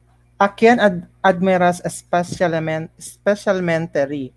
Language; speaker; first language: Spanish; non-native, learner; Filipino